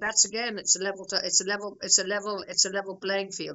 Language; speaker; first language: English; native; English